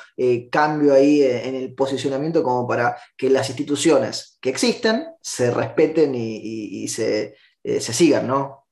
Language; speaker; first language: Spanish; non-native, fluent; German